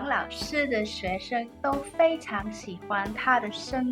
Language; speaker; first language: Chinese; non-native, learner; English